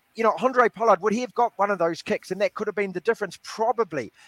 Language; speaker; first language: English; native; English